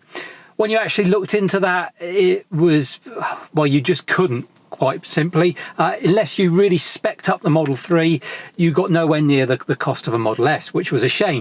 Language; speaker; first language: English; native; English